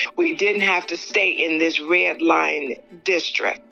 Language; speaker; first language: English; native; English